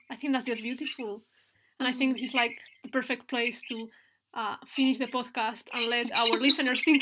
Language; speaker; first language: English; non-native, fluent; Spanish